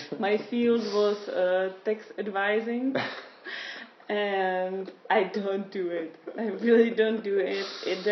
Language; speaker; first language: English; non-native, fluent; Czech